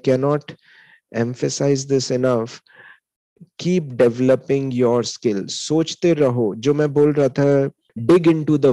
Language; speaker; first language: English; non-native, local second language; Hindi